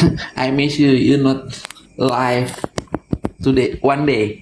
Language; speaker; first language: English; non-native, learner; Indonesian